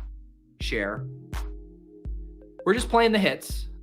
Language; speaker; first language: English; native; English